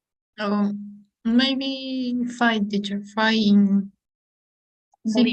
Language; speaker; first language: English; non-native, learner; Spanish